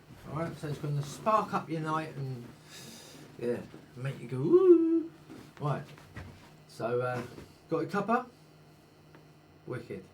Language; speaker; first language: English; native; English